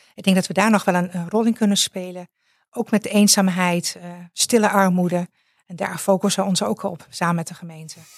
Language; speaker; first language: Dutch; native; Dutch